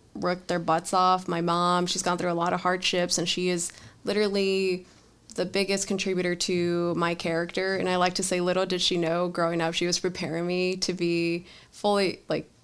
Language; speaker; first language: English; early bilingual, other home language; Spanish